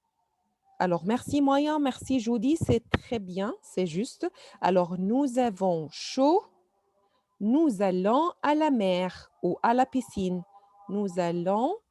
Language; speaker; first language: French; non-native, fluent; Arabic